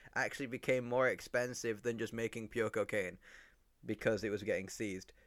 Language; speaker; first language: English; native; English